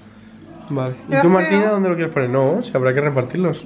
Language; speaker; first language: Spanish; native; Spanish